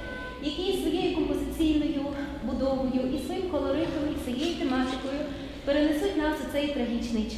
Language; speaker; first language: Ukrainian; native; Ukrainian